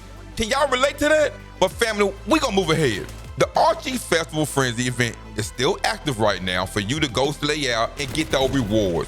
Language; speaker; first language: English; native; English